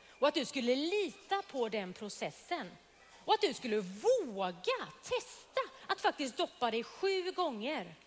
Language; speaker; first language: Swedish; native; Swedish